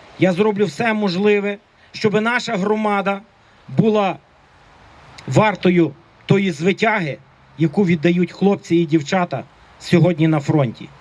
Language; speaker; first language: Ukrainian; native; Ukrainian